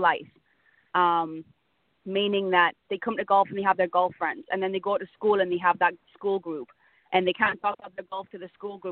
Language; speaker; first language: English; native; English